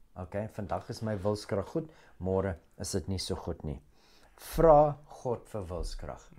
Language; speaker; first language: Afrikaans; non-native, local second language; English